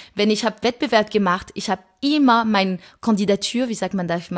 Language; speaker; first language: German; non-native, fluent; French